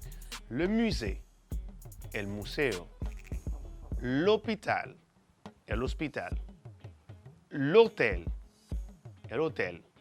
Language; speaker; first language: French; non-native, fluent; Spanish